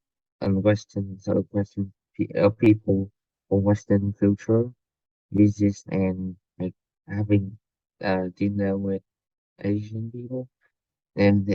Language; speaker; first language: English; non-native, learner; Vietnamese